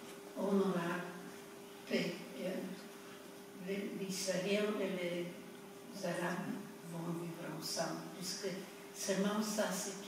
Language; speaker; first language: French; non-native, fluent; Polish